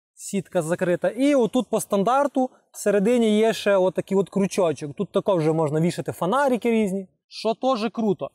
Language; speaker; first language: Ukrainian; non-native, local second language; Russian